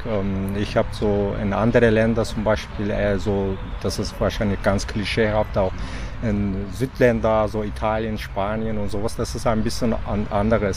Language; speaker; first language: German; non-native, learner; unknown